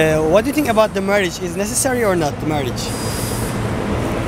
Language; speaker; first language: English; non-native, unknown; Turkish